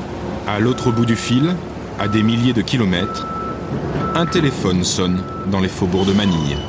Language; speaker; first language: French; native; French